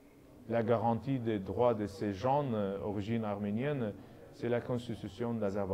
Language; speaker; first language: French; non-native, learner; Azerbaijani